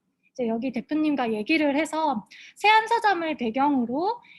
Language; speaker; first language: Korean; native; Korean